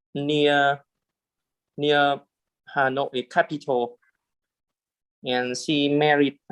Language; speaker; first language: English; non-native, learner; Vietnamese